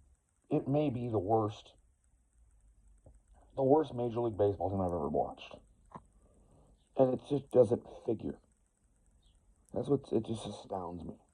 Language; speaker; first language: English; native; English